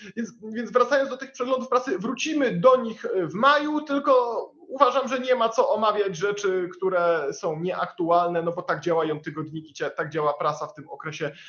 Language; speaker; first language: Polish; native; Polish